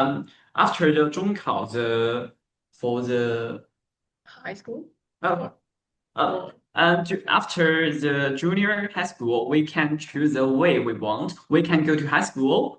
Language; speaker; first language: English; non-native, learner; Chinese